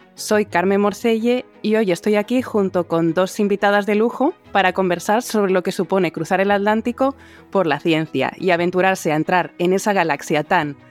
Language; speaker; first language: Spanish; native; Spanish